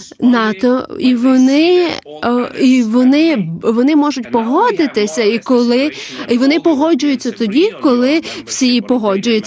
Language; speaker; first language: Ukrainian; non-native, learner; Lithuanian